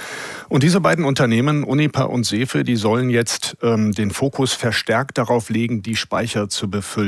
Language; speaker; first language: German; native; German